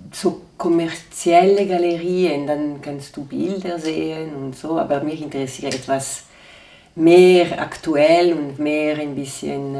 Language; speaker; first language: German; non-native, fluent; Italian